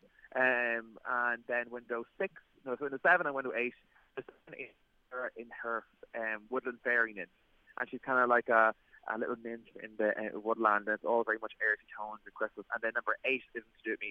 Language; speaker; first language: English; native; English